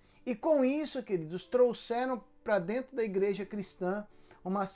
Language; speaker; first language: Portuguese; native; Portuguese